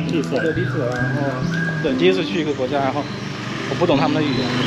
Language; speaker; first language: Chinese; early bilingual, heritage; Chinese